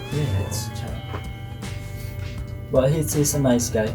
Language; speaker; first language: English; non-native, learner; Indonesian